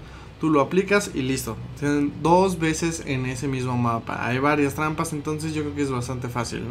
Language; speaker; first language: Spanish; native; Spanish